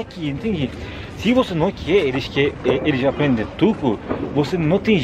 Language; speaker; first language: Portuguese; non-native, learner; Turkish